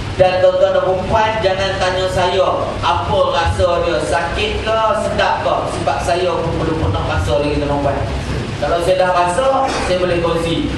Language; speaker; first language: Malay; native; Malay